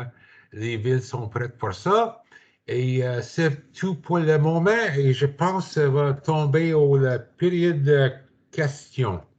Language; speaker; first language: French; non-native, learner; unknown